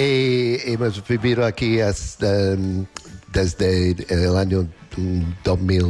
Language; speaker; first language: Spanish; non-native, learner; English